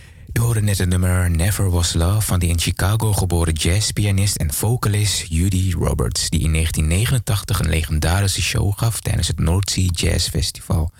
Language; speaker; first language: Dutch; native; Dutch